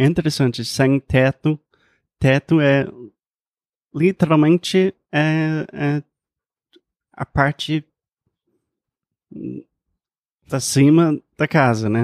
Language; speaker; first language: Portuguese; non-native, fluent; English